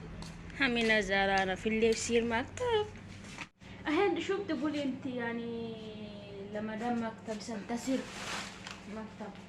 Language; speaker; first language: Arabic; non-native, learner; Oromo